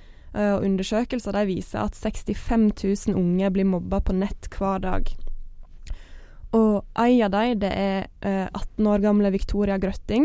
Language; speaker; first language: Norwegian; native; Norwegian